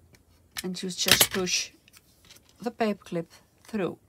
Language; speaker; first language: English; non-native, fluent; Dutch